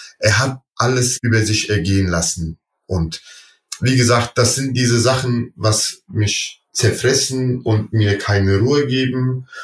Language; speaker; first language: German; early bilingual, other home language; Turkish